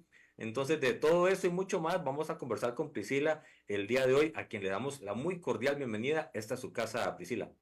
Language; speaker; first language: Spanish; native; Spanish